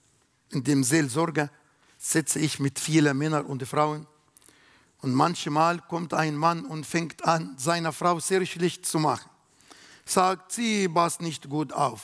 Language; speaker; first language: German; non-native, learner; Arabic